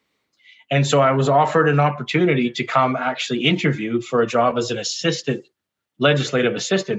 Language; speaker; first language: English; native; English